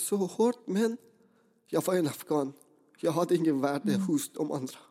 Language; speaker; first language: Swedish; non-native, fluent; Persian